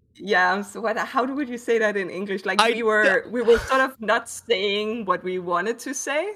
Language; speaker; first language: English; non-native, fluent; Danish